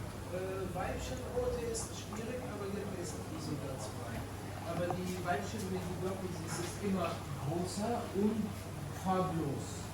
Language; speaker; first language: German; non-native, learner; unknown